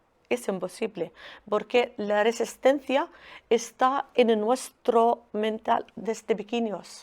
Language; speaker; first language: Spanish; non-native, learner; Arabic